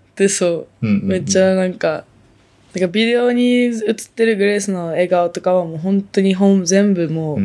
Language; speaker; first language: Japanese; non-native, local second language; English